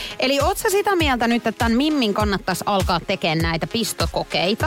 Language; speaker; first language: Finnish; native; Finnish